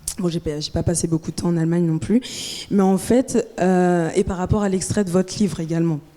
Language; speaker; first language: French; native; French